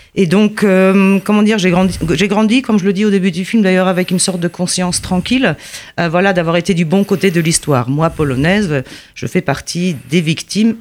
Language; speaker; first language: French; non-native, fluent; Polish